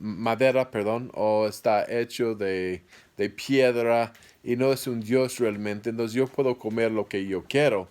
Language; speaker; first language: Spanish; non-native, fluent; English